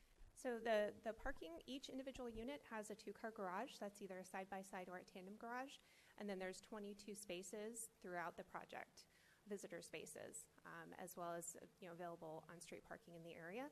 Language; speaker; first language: English; native; English